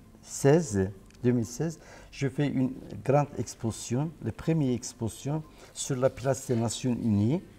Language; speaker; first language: French; non-native, learner; Turkish